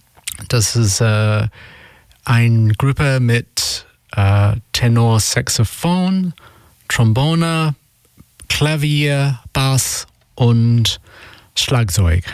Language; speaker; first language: German; non-native, learner; English